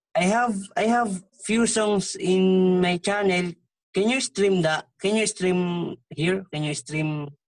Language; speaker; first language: English; non-native, local second language; Filipino